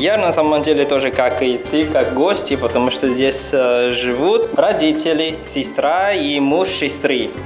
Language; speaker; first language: Russian; non-native, fluent; Chinese